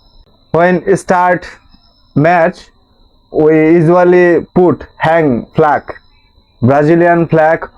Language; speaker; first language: English; non-native, local second language; Bangla